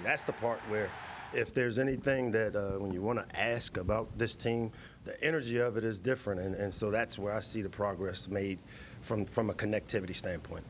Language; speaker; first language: English; native; English